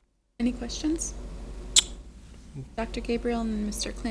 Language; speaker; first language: English; native; English